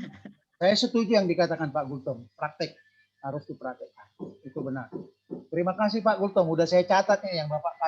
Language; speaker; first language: Indonesian; native; Indonesian